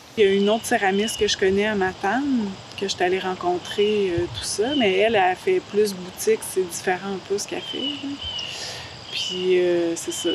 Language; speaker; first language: French; native; French